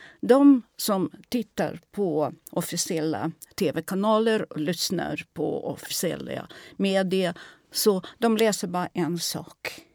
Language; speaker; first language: Swedish; non-native, fluent; Russian